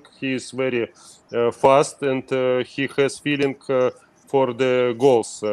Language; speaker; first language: English; non-native, learner; Russian